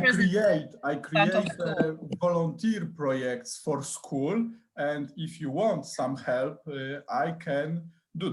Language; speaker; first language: English; non-native, learner; Polish